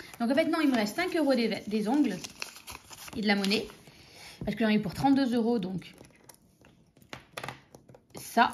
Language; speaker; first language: French; native; French